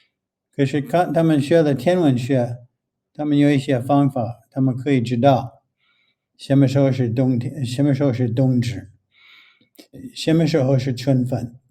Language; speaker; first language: Chinese; non-native, fluent; English